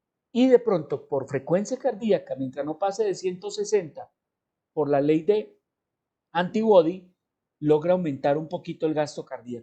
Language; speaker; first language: Spanish; native; Spanish